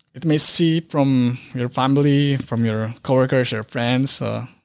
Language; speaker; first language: English; non-native, local second language; Filipino